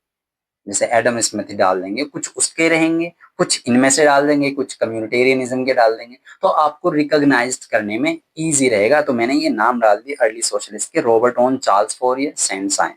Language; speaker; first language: Hindi; native; Hindi